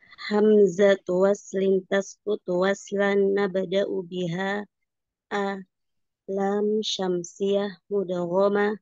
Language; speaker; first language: Arabic; non-native, learner; Indonesian